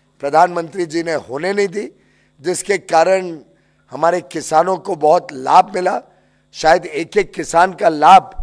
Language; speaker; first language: Hindi; native; Hindi